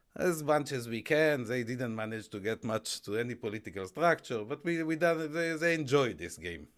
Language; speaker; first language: English; non-native, fluent; Hebrew